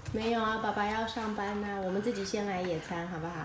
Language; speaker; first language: Chinese; native; Chinese